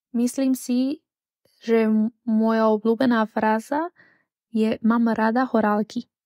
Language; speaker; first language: Slovak; non-native, learner; Spanish